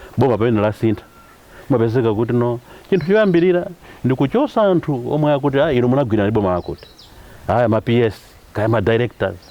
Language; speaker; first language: Nyanja; native; Nyanja